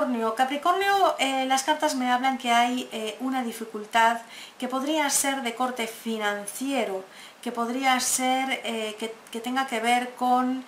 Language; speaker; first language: Spanish; native; Spanish